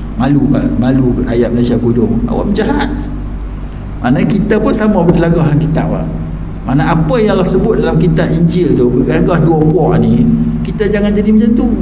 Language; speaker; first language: Malay; native; Malay